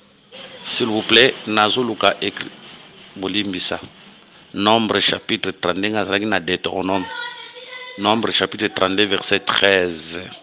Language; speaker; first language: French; non-native, local second language; Lingala